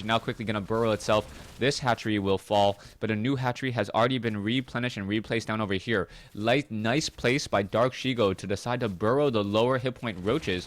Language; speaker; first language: English; native; English